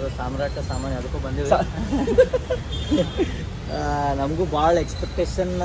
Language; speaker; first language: Kannada; native; Kannada